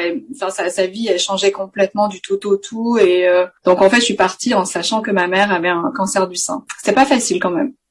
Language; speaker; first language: French; native; French